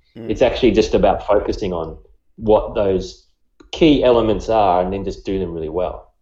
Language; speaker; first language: English; native; English